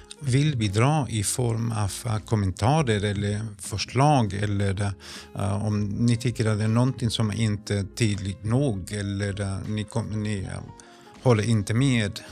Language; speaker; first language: Swedish; non-native, fluent; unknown